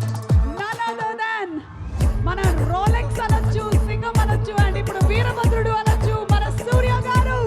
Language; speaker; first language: Telugu; native; Telugu